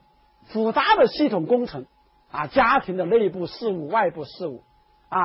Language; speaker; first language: Chinese; native; Chinese